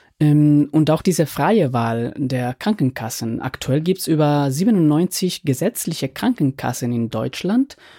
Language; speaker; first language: German; non-native, fluent; Spanish